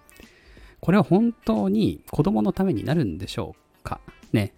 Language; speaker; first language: Japanese; native; Japanese